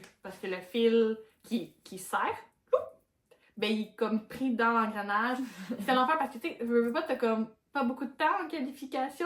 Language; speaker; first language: French; native; French